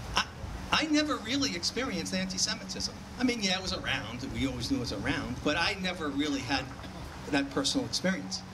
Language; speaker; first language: English; native; English